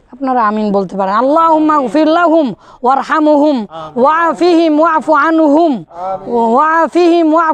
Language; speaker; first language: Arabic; non-native, fluent; Bangla